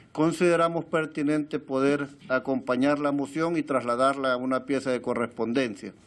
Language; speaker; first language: Spanish; native; Spanish